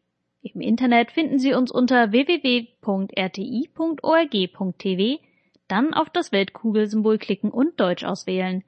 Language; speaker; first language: German; native; German